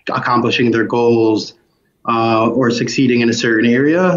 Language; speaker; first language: English; native; English